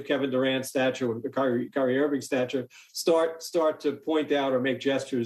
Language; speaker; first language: English; native; English